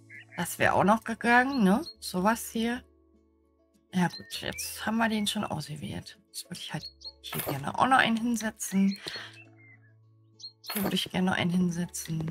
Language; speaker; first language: German; native; German